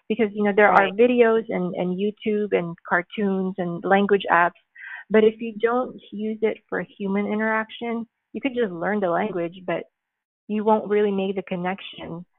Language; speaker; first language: English; early bilingual, other home language; Filipino